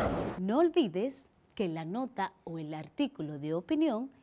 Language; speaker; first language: Spanish; native; Spanish